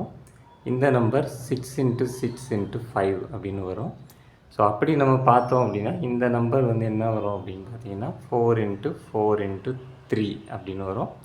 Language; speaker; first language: Tamil; native; Tamil